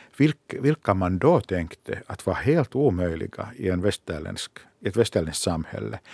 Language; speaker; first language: Swedish; non-native, local second language; Finnish